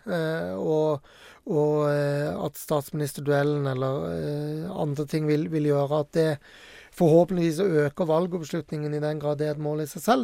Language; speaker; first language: Norwegian; native; Norwegian